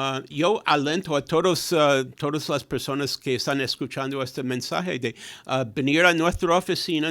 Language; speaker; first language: Spanish; non-native, fluent; English